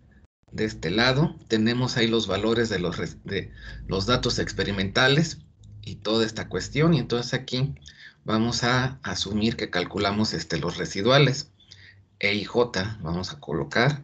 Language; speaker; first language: Spanish; native; Spanish